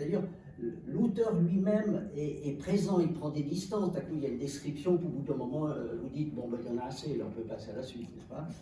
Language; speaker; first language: French; native; French